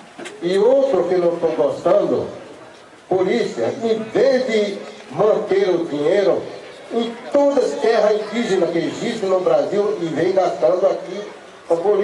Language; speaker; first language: Portuguese; non-native, local second language; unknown